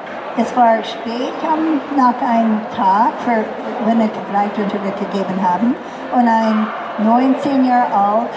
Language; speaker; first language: German; non-native, fluent; English